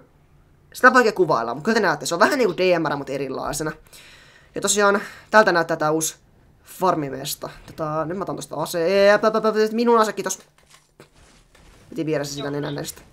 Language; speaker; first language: Finnish; native; Finnish